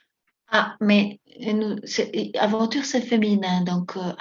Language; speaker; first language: French; non-native, fluent; Spanish